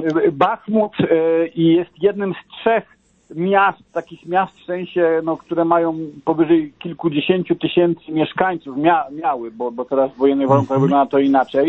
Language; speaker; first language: Polish; native; Polish